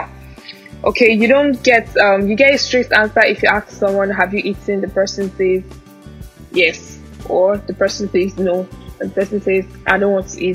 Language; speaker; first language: English; non-native, local second language; Igbo